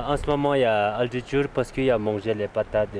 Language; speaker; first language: French; non-native, learner; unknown